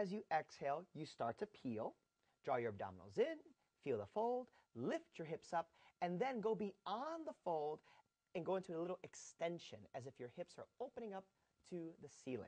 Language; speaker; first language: English; native; English